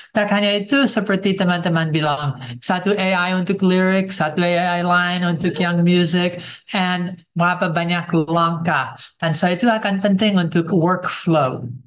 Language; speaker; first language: Indonesian; non-native, fluent; English